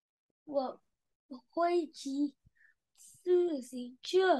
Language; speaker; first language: Chinese; non-native, learner; Vietnamese